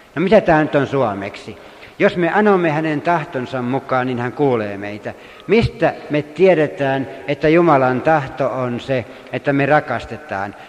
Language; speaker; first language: Finnish; native; Finnish